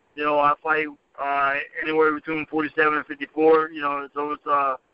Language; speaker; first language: English; native; English